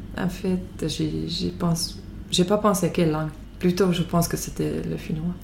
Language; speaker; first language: French; non-native, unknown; Finnish